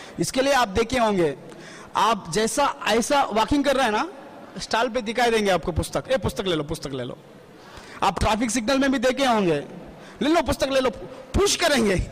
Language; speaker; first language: Hindi; non-native, local second language; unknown